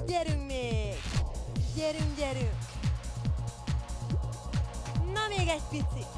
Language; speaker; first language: Hungarian; native; Hungarian